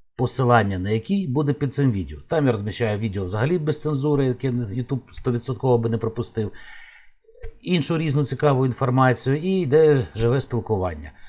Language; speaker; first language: Ukrainian; native; Ukrainian